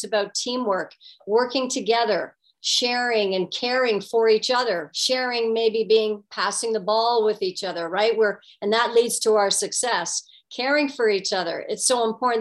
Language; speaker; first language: English; native; English